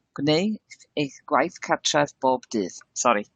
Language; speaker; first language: Welsh; non-native, learner; English